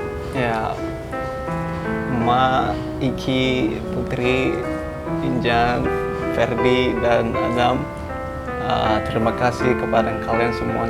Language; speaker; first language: Indonesian; non-native, fluent; Hausa